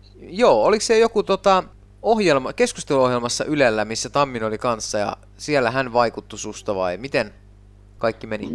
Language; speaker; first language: Finnish; native; Finnish